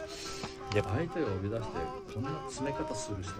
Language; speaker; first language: Japanese; native; Japanese